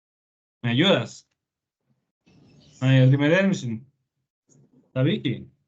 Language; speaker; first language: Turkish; non-native, learner; Spanish